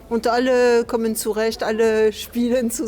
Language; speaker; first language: German; non-native, fluent; French